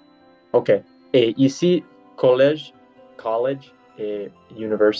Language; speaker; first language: French; non-native, learner; English